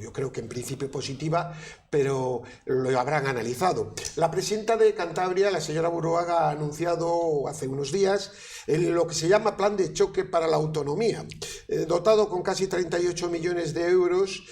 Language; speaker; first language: Spanish; native; Spanish